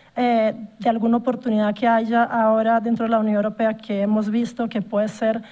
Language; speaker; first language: Spanish; non-native, fluent; Portuguese